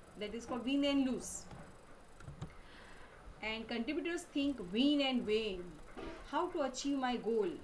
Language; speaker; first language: English; non-native, local second language; Gujarati